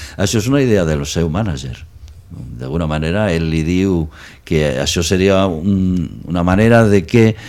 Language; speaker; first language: Catalan; non-native, local second language; Spanish